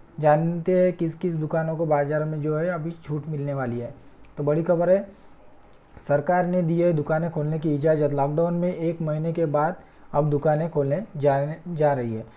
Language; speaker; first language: Hindi; non-native, local second language; Marathi